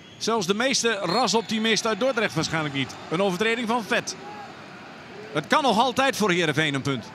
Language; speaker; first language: Dutch; native; Dutch